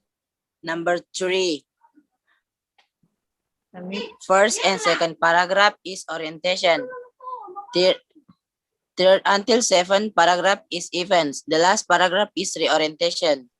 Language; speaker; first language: English; non-native, learner; Indonesian